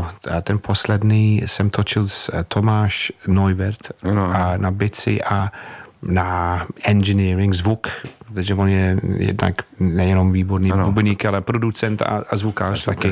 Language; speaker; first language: Czech; non-native, fluent; English